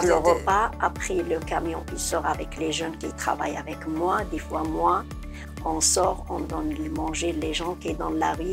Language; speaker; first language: French; non-native, learner; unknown